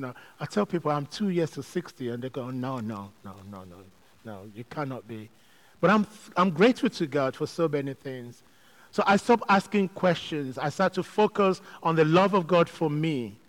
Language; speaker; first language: English; non-native, local second language; Yoruba